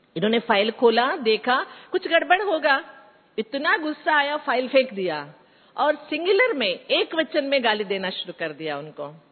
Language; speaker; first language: Hindi; non-native, local second language; Kannada